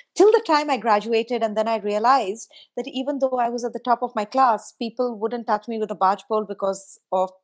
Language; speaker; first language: English; non-native, local second language; Hindi